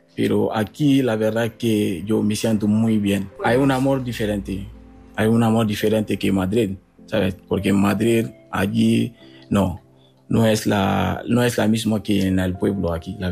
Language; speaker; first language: Spanish; non-native, learner; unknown